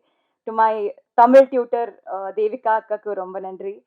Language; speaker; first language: Tamil; non-native, learner; Telugu